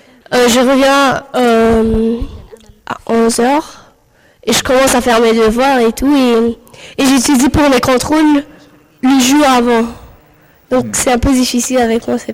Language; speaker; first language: French; non-native, fluent; Arabic